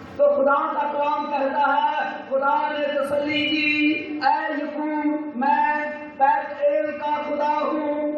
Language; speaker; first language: Urdu; non-native, local second language; Punjabi